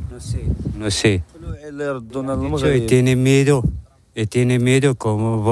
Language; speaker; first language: Spanish; non-native, learner; Arabic